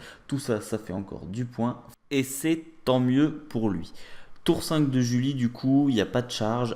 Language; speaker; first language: French; native; French